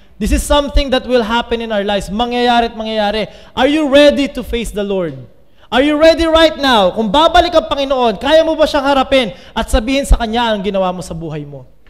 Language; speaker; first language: Filipino; native; Filipino